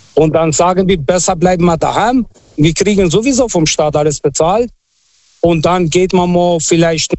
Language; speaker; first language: German; non-native, fluent; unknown